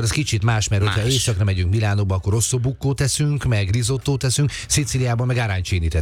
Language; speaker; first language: Hungarian; native; Hungarian